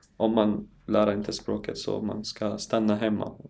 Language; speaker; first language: Swedish; non-native, learner; Arabic